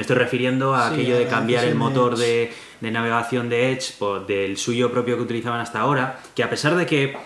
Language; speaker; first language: Spanish; native; Spanish